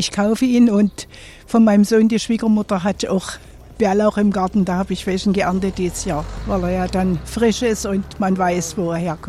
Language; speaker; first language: German; native; German